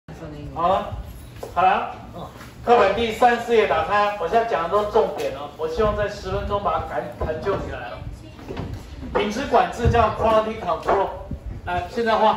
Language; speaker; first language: Chinese; native; Chinese